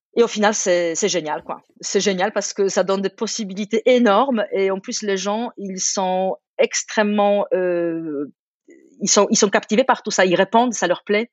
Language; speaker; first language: French; non-native, fluent; Polish